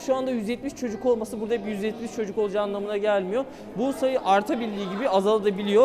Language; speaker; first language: Turkish; native; Turkish